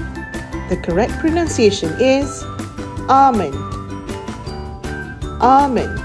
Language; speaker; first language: English; non-native, local second language; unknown